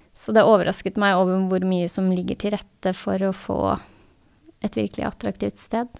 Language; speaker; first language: Norwegian; native; Norwegian